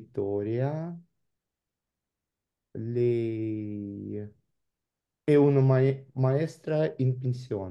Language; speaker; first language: Italian; non-native, learner; Russian